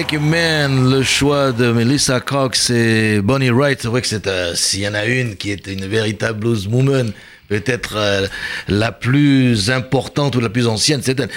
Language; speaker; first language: French; native; French